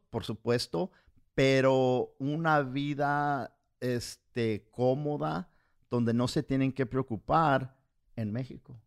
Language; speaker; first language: Spanish; early bilingual, heritage; Spanish